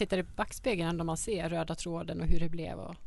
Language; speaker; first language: Swedish; native; Swedish